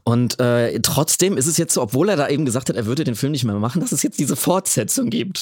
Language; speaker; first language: German; native; German